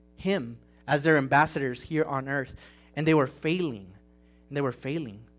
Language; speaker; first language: English; non-native, fluent; Spanish